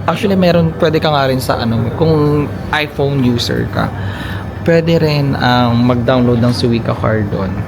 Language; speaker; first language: Filipino; native; Filipino